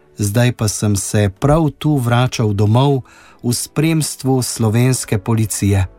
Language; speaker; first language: Slovenian; native; Slovenian